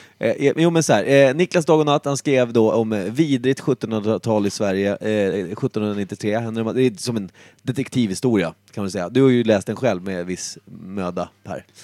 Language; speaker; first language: Swedish; native; Swedish